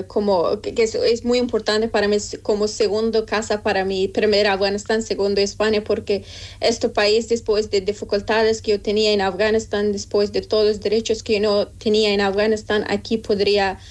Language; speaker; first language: Spanish; non-native, learner; Persian